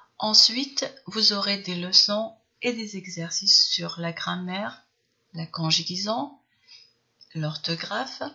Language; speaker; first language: French; non-native, local second language; Arabic